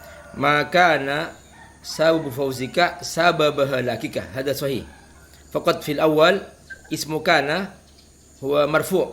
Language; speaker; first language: Arabic; non-native, fluent; Indonesian